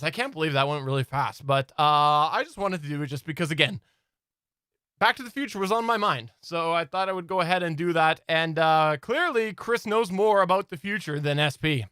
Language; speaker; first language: English; native; English